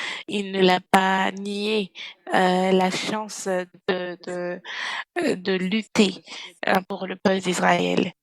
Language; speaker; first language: French; non-native, fluent; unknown